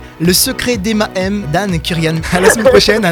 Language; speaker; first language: French; native; French